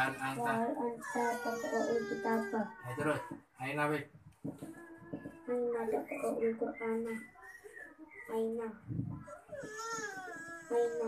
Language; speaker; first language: Arabic; non-native, learner; Javanese